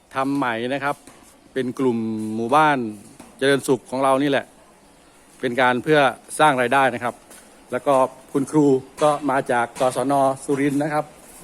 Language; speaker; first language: Thai; non-native, local second language; Northern Khmer